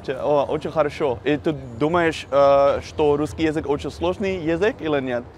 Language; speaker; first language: Russian; non-native, learner; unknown